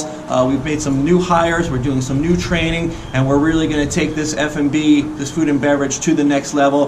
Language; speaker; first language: English; native; English